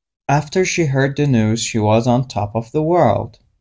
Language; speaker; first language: English; non-native, fluent; Persian